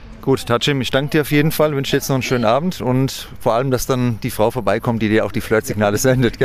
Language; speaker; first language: German; native; German